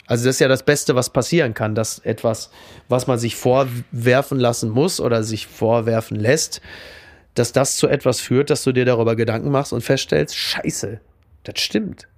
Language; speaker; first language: German; native; German